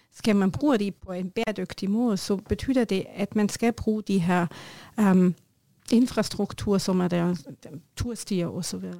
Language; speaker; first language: Norwegian; non-native, learner; German